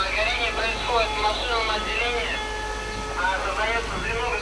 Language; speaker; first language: Russian; native; Russian